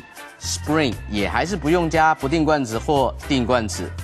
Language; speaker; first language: Chinese; native; Chinese